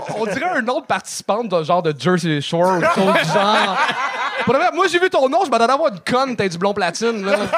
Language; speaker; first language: French; native; French